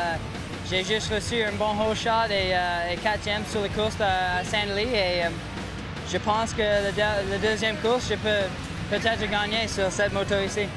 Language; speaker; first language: French; non-native, learner; English